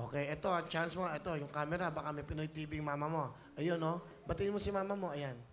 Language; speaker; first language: Filipino; native; Filipino